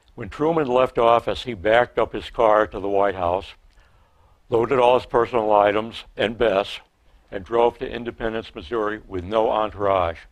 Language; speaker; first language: English; native; English